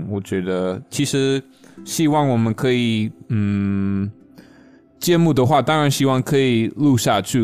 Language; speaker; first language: Chinese; non-native, fluent; English